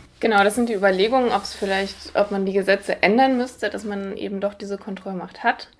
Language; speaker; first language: German; native; German